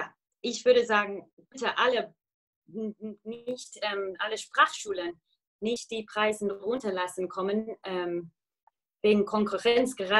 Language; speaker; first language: German; non-native, fluent; English